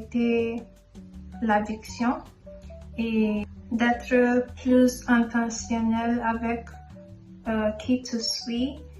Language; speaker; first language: French; non-native, learner; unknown